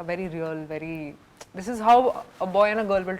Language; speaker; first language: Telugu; non-native, fluent; Hindi